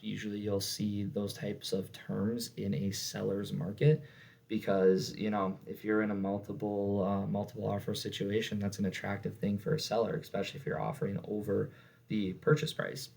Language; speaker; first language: English; native; English